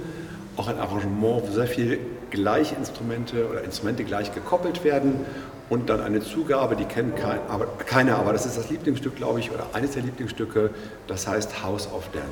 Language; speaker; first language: German; native; German